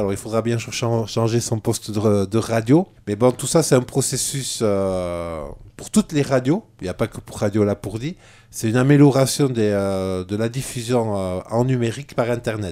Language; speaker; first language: French; native; French